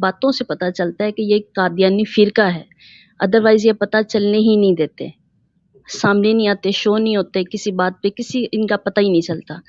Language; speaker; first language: Urdu; native; Urdu